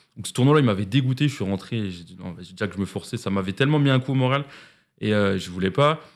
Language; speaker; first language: French; native; French